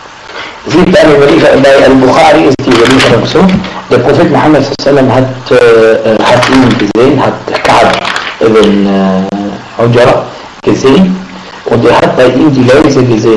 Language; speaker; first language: German; non-native, fluent; Arabic